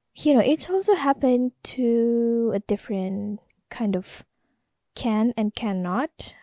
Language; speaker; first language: English; non-native, learner; Indonesian